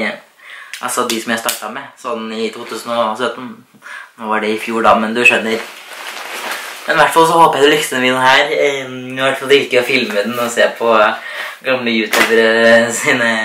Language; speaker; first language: Norwegian; native; Norwegian